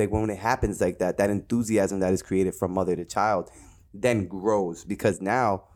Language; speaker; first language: English; native; English